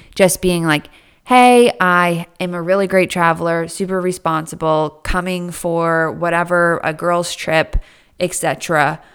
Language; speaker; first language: English; native; English